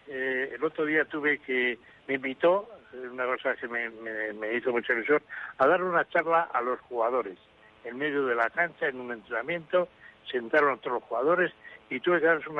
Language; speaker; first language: Spanish; native; Spanish